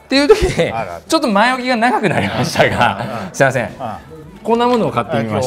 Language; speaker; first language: Japanese; native; Japanese